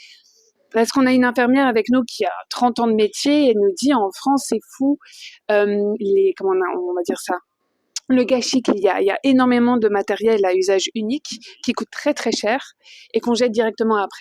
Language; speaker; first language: French; native; French